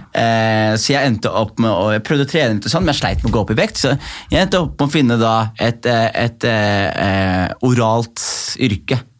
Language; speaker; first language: Norwegian; early bilingual, other home language; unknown